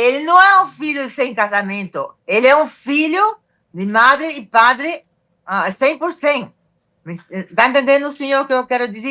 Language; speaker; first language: Portuguese; non-native, fluent; Arabic